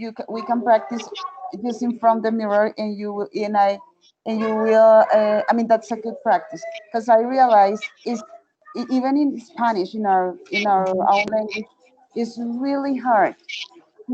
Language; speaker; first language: English; non-native, fluent; Spanish